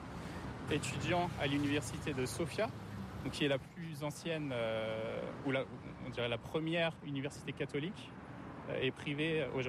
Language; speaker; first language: French; native; French